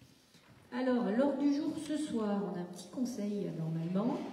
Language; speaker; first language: French; native; French